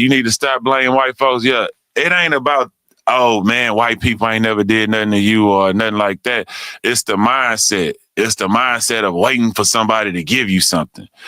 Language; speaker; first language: English; native; English